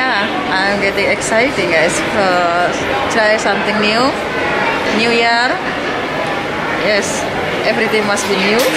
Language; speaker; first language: English; non-native, learner; Indonesian